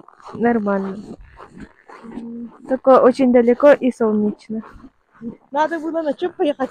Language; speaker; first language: Russian; non-native, local second language; Yakut